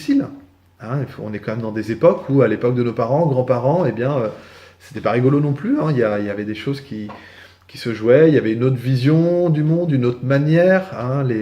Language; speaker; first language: French; native; French